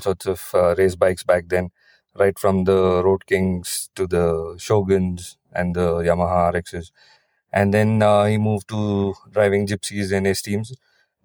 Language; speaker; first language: English; non-native, local second language; Kannada